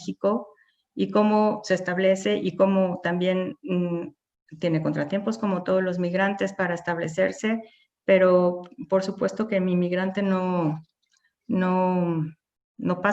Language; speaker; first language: Spanish; native; Spanish